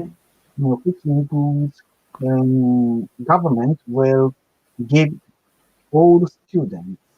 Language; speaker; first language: English; non-native, learner; Japanese